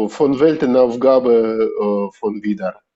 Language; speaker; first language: German; non-native, learner; Russian